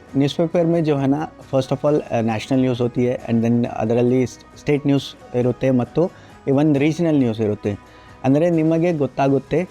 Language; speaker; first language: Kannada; non-native, local second language; Urdu